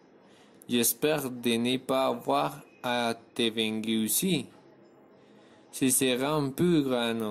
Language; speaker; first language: French; non-native, learner; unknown